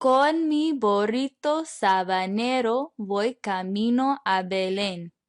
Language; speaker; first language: Spanish; non-native, fluent; English